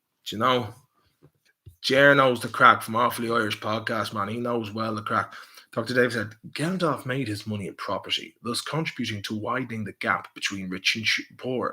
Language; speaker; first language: English; native; English